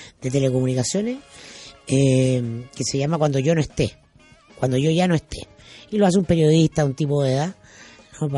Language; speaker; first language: Spanish; native; Spanish